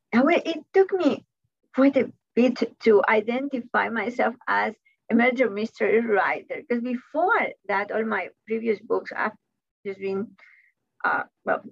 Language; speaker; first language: English; non-native, fluent; Spanish